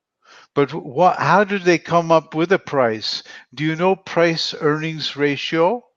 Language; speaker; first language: English; non-native, fluent; Spanish